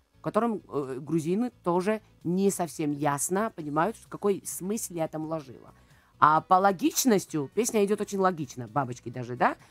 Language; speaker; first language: Russian; non-native, fluent; Georgian